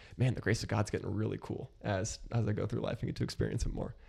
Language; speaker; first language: English; native; English